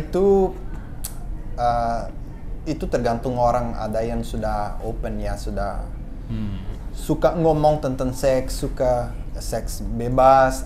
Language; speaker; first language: Indonesian; non-native, fluent; Portuguese